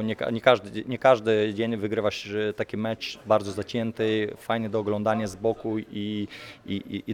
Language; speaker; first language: Polish; non-native, fluent; Lithuanian